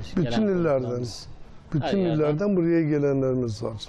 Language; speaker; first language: Turkish; native; Turkish